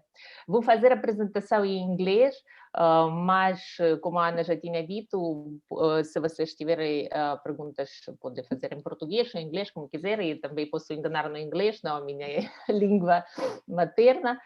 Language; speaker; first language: Portuguese; non-native, fluent; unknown